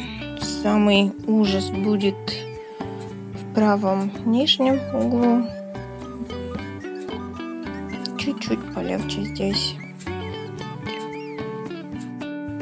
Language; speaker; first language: Russian; native; Russian